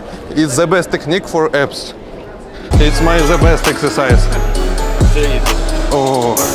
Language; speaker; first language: English; non-native, learner; Russian